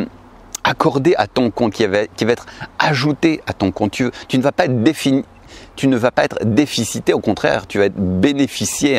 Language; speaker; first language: French; native; French